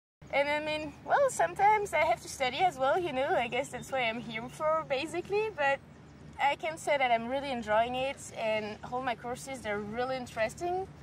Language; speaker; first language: English; non-native, fluent; French